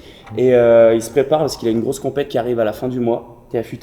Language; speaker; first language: French; native; French